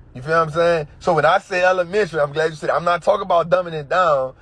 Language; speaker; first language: English; native; English